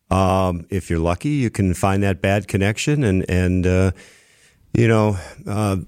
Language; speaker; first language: English; native; English